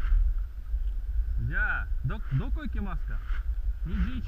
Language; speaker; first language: Japanese; non-native, learner; Russian